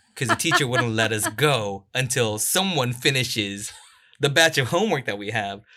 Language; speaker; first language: English; non-native, local second language; Korean